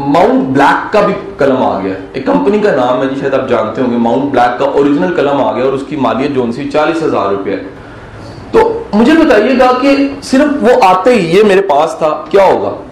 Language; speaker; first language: Urdu; non-native, local second language; Punjabi